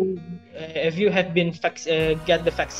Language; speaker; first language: English; non-native, learner; Indonesian